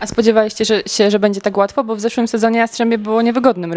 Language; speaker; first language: Polish; native; Polish